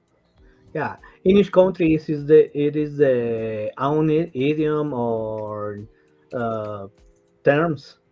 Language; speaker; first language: English; non-native, learner; Spanish